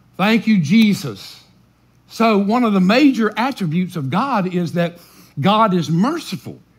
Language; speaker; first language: English; native; English